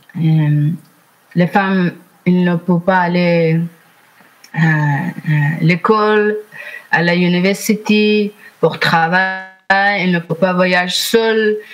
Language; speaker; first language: French; non-native, learner; Persian